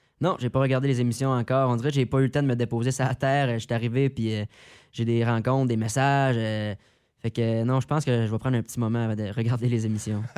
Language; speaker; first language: French; native; French